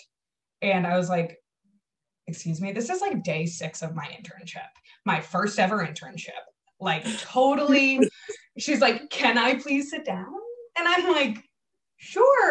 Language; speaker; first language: English; native; English